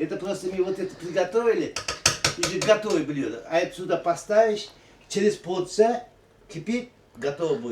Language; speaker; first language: Russian; non-native, fluent; Uzbek